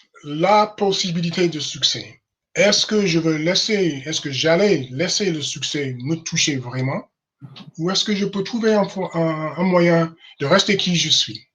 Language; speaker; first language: French; non-native, fluent; English